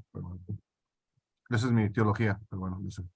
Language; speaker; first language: Spanish; native; Spanish